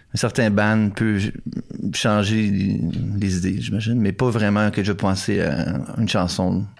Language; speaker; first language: French; native; French